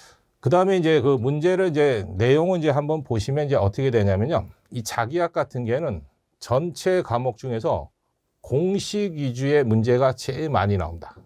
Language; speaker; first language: Korean; native; Korean